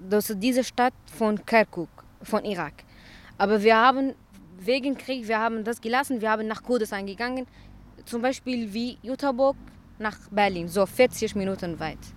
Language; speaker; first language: German; non-native, learner; Central Kurdish